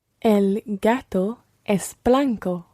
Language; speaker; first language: Spanish; non-native, learner; English